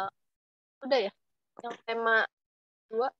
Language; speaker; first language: Japanese; non-native, learner; Indonesian